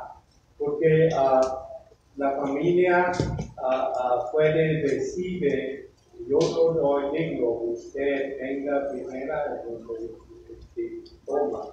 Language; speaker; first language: Spanish; non-native, learner; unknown